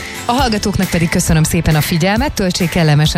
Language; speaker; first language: Hungarian; native; Hungarian